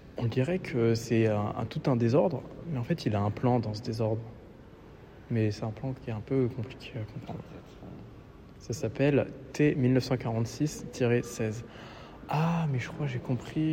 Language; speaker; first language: French; native; French